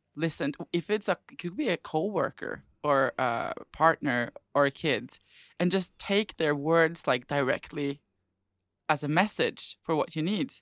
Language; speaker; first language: English; non-native, fluent; Norwegian